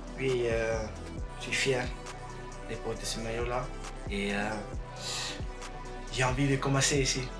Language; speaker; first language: French; non-native, learner; Dutch